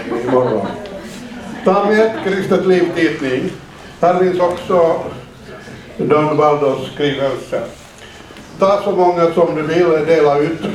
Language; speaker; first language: Swedish; non-native, fluent; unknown